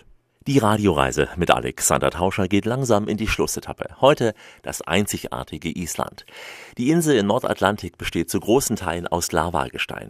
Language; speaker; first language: German; native; German